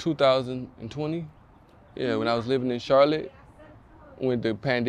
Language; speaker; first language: English; native; English